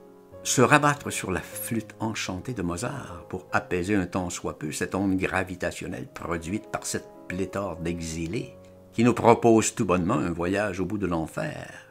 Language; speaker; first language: French; native; French